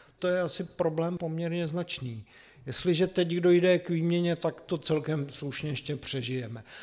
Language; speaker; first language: Czech; native; Czech